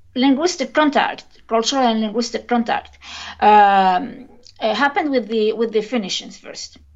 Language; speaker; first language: English; non-native, fluent; Arabic